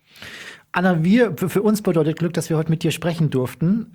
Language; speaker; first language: German; native; German